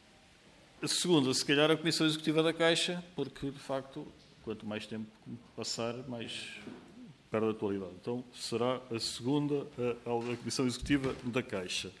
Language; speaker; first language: Portuguese; native; Portuguese